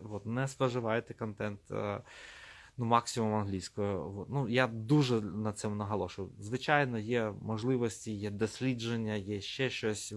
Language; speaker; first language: Ukrainian; non-native, local second language; Russian